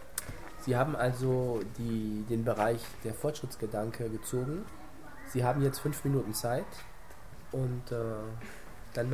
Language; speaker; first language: German; non-native, fluent; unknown